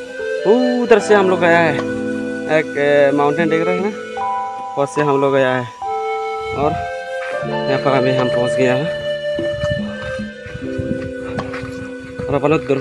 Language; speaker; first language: Hindi; non-native, local second language; Chakma